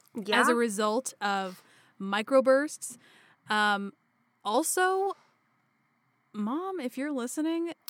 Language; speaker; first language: English; native; English